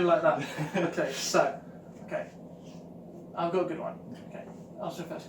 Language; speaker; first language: English; native; English